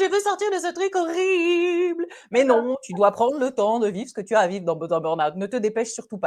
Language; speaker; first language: French; native; French